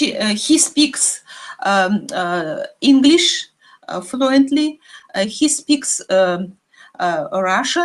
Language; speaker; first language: English; non-native, learner; Russian